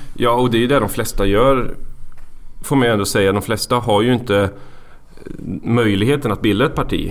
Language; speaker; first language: Swedish; native; Swedish